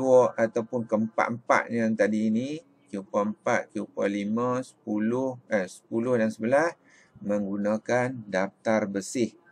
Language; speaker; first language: Malay; native; Malay